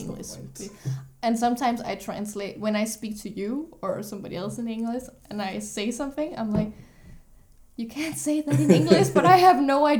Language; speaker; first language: English; non-native, fluent; Danish